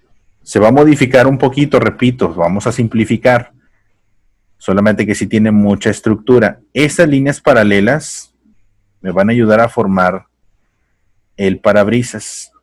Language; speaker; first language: Spanish; native; Spanish